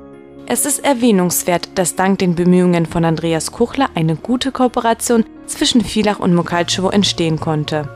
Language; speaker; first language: German; non-native, fluent; Ukrainian